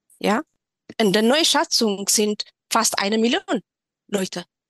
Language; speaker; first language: German; non-native, learner; Tigrinya